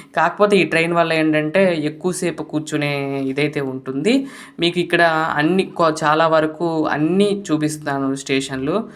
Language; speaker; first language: Telugu; native; Telugu